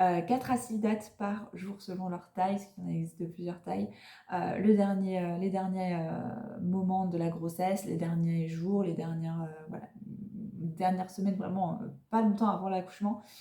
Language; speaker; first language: French; native; French